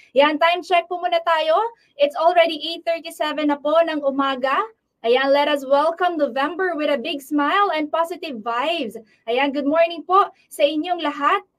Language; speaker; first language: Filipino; non-native, local second language; Pampanga